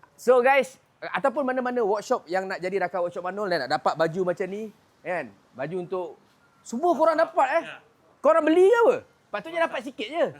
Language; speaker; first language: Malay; native; Malay